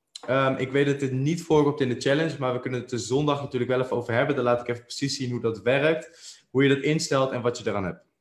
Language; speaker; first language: Dutch; native; Dutch